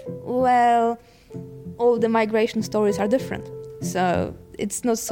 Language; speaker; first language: English; non-native, fluent; Polish